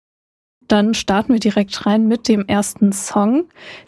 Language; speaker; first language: German; native; German